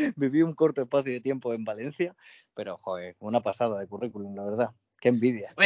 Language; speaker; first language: Spanish; native; Spanish